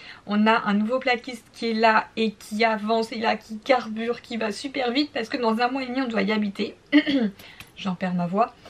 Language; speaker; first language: French; native; French